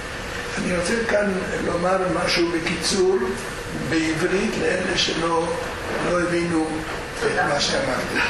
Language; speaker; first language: Hebrew; non-native, fluent; Spanish